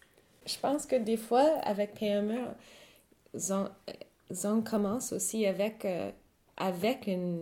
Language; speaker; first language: French; non-native, fluent; English